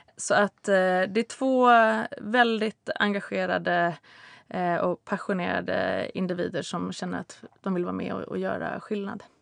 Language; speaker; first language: Swedish; native; Swedish